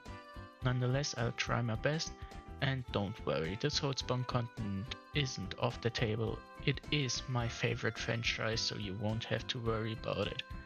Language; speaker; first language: English; non-native, fluent; German